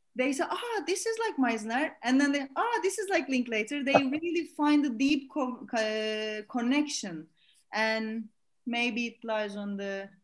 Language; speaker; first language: English; non-native, fluent; Turkish